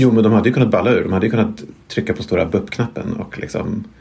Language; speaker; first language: Swedish; native; Swedish